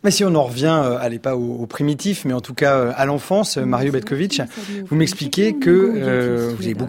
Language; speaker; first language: French; native; French